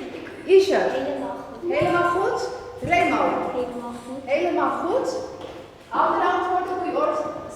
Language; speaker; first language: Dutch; non-native, fluent; Urdu